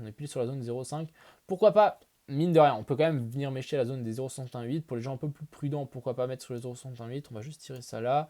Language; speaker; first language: French; native; French